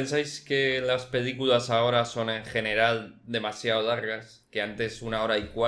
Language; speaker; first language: Spanish; native; Spanish